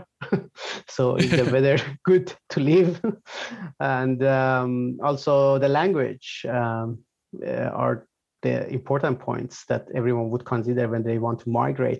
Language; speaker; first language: English; non-native, fluent; Persian